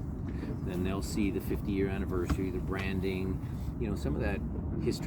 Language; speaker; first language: English; native; English